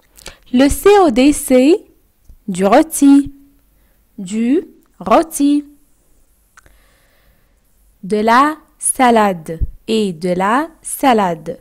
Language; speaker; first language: French; non-native, fluent; Arabic